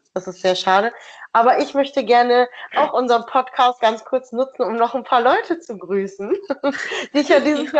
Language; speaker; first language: German; native; German